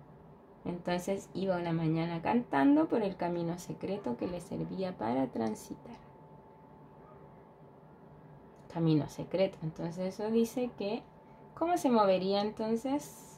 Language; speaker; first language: Spanish; native; Spanish